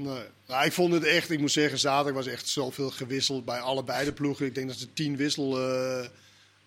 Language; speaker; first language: Dutch; non-native, fluent; Danish